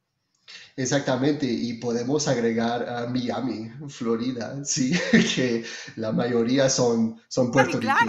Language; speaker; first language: Spanish; non-native, fluent; French